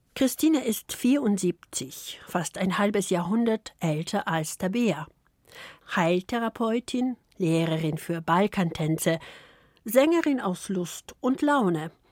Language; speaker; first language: German; early bilingual, other home language; Polish